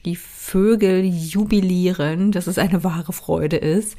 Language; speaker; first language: German; native; German